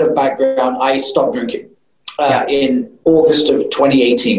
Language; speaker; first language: English; native; English